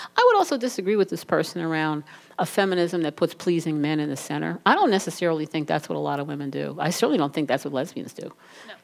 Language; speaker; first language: English; native; English